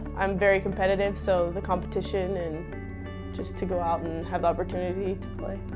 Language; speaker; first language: English; native; English